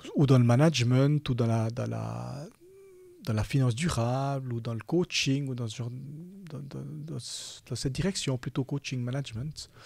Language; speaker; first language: French; native; French